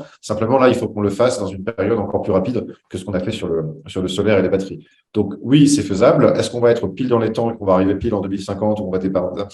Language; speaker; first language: French; native; French